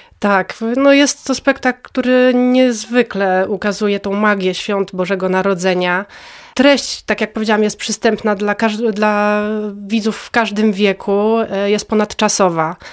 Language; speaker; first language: Polish; native; Polish